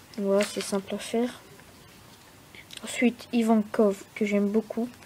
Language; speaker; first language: French; native; French